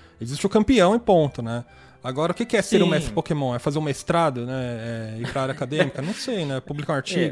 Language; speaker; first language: Portuguese; native; Portuguese